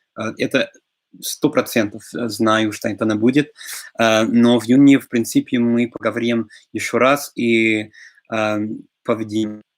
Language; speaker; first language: Russian; non-native, fluent; English